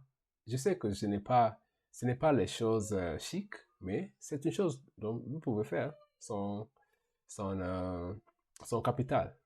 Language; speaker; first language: French; non-native, learner; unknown